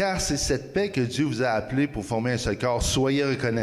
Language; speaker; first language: French; native; French